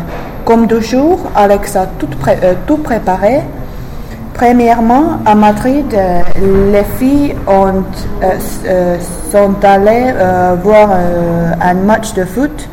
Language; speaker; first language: French; non-native, fluent; English